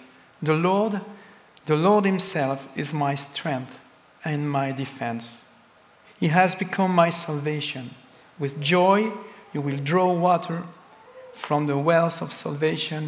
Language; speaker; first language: English; non-native, fluent; French